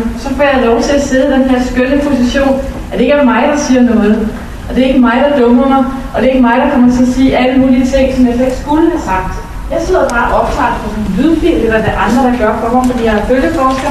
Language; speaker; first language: Danish; native; Danish